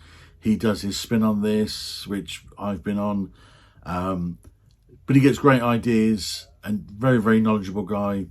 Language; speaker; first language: English; native; English